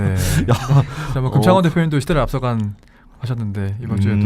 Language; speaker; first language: Korean; native; Korean